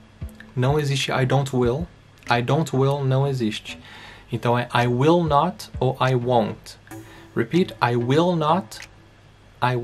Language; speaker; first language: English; non-native, fluent; Portuguese